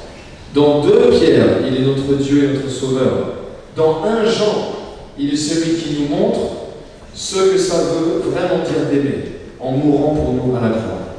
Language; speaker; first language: French; native; French